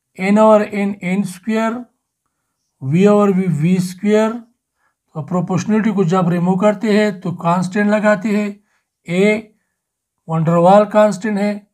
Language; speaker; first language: Urdu; non-native, local second language; Pashto